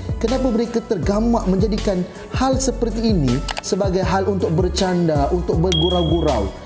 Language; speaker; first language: Malay; native; Malay